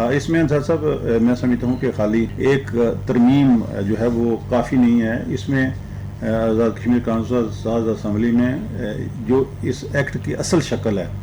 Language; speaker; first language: Urdu; non-native, local second language; Punjabi